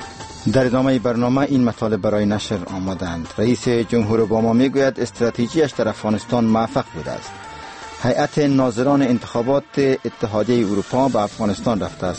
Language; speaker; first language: Persian; native; Persian